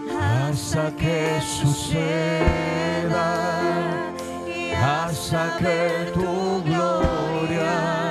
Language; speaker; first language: Spanish; native; Spanish